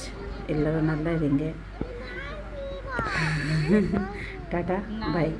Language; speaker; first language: Tamil; non-native, local second language; Bangla